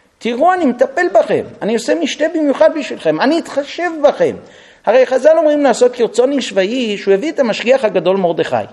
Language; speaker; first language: Hebrew; non-native, fluent; English